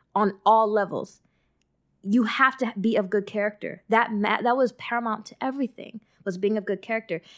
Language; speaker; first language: English; early bilingual, other home language; Yoruba